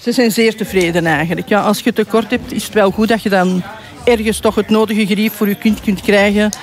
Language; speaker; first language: Dutch; native; Dutch